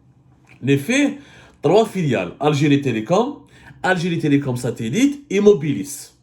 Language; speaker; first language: French; non-native, local second language; Arabic